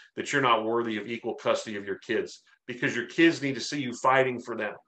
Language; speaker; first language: English; native; English